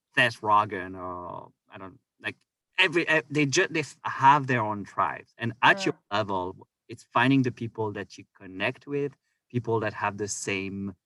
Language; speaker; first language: English; non-native, fluent; French